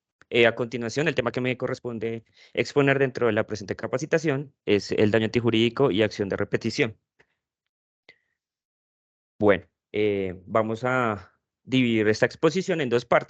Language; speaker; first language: Spanish; native; Spanish